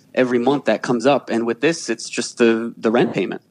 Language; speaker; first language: English; native; English